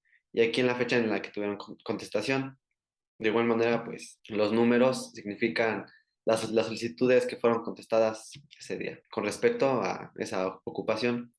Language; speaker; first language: Spanish; native; Spanish